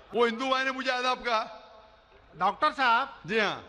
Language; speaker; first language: Hindi; native; Hindi